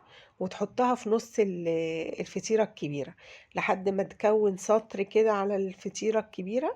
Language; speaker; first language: Arabic; native; Arabic